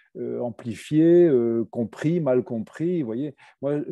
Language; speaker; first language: French; native; French